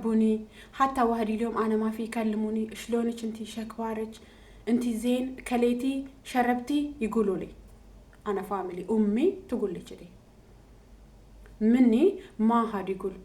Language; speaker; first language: Arabic; non-native, learner; Amharic